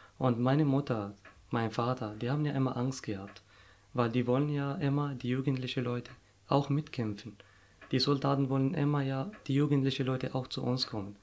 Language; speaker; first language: German; non-native, fluent; Arabic